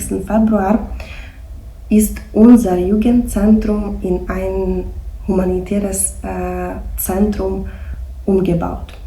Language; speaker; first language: German; early bilingual, heritage; German